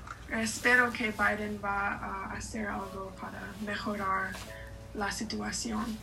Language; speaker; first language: Spanish; non-native, learner; English